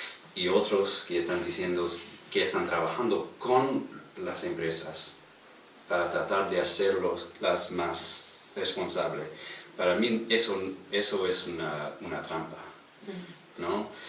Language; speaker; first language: Spanish; non-native, fluent; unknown